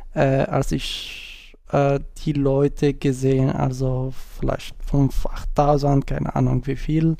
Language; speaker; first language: German; non-native, learner; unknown